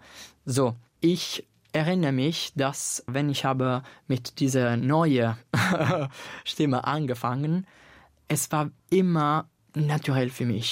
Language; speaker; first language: German; non-native, fluent; Italian